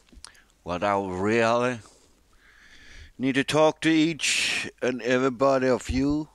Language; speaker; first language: English; non-native, fluent; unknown